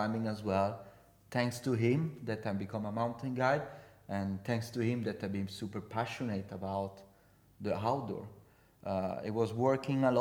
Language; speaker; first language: English; non-native, fluent; Italian